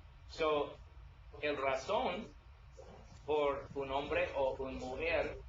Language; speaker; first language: Spanish; non-native, learner; English